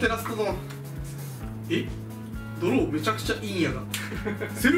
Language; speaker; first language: Japanese; native; Japanese